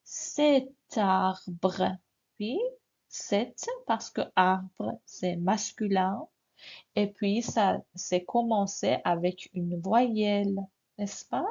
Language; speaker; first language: French; non-native, fluent; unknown